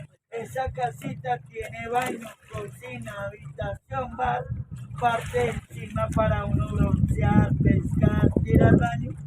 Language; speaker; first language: Spanish; native; Spanish